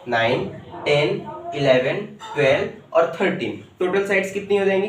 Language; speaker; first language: Hindi; non-native, local second language; Marathi